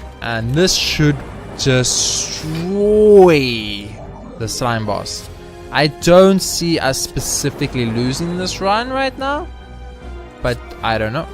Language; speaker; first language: English; native; English